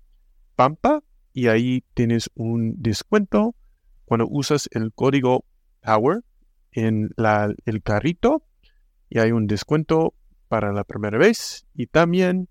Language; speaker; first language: Spanish; non-native, fluent; English